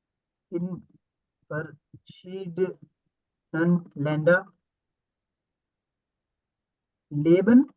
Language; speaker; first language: German; non-native, fluent; Punjabi